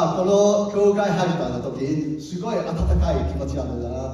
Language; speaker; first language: Japanese; non-native, learner; Cantonese